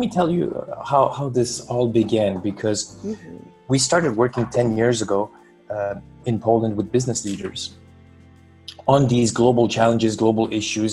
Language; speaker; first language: English; non-native, fluent; French